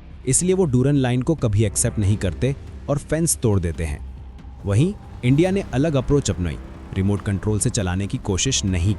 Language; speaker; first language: Hindi; native; Hindi